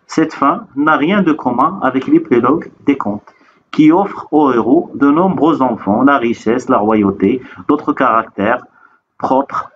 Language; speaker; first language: French; non-native, local second language; Arabic